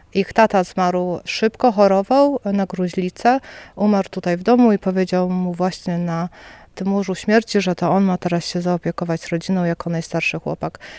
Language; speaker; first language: Polish; native; Polish